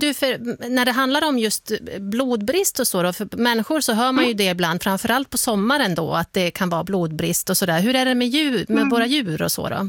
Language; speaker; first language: Swedish; native; Swedish